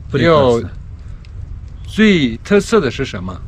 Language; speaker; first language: Chinese; non-native, fluent; Tajik